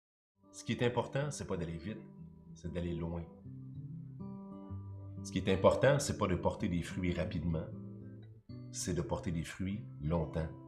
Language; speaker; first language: French; native; French